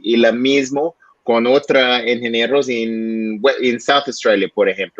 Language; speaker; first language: Spanish; non-native, learner; English